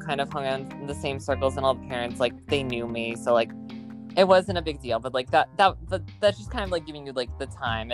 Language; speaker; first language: English; native; English